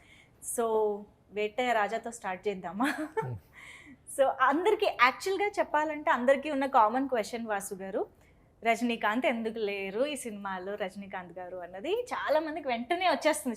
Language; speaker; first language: Telugu; native; Telugu